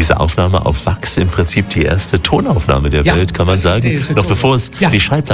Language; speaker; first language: German; native; German